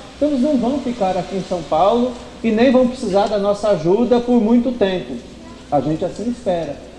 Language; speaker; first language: Portuguese; native; Portuguese